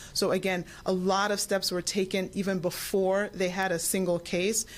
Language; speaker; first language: English; native; English